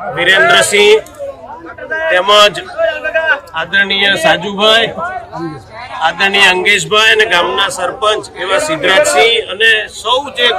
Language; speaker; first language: Gujarati; native; Gujarati